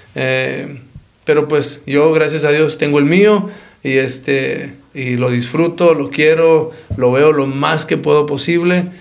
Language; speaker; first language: Spanish; early bilingual, heritage; Spanish